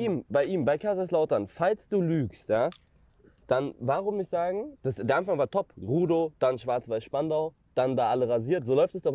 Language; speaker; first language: German; native; German